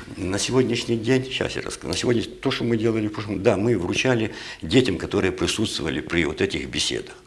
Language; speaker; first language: Russian; native; Russian